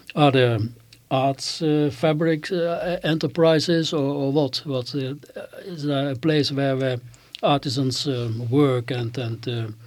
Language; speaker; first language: English; non-native, learner; Dutch